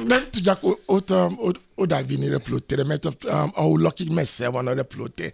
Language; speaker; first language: Hungarian; non-native, fluent; Yoruba